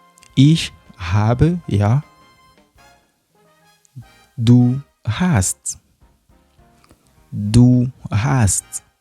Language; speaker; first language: German; non-native, learner; French